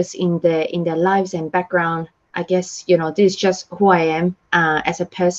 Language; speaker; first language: English; non-native, local second language; Cantonese